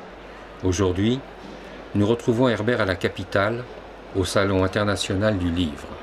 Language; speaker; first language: French; native; French